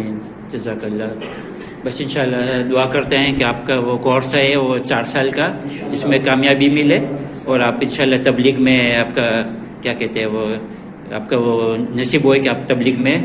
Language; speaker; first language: Hindi; non-native, learner; Gujarati